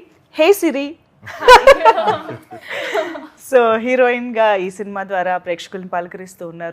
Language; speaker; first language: Telugu; native; Telugu